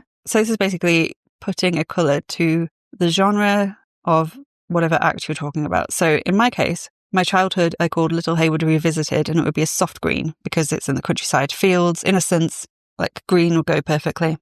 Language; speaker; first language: English; native; English